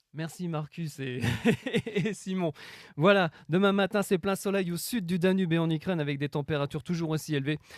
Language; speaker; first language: French; native; French